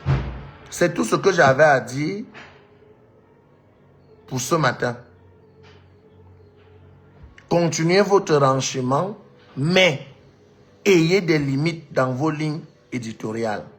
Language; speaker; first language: French; non-native, local second language; Lingala